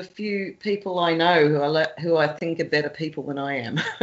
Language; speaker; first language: English; native; English